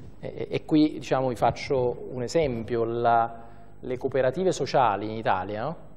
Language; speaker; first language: Italian; native; Italian